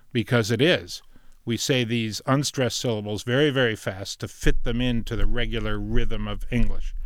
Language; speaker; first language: English; native; English